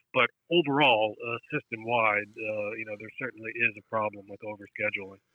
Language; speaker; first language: English; native; English